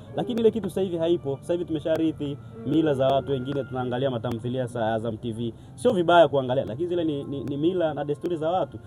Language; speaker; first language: Swahili; non-native, local second language; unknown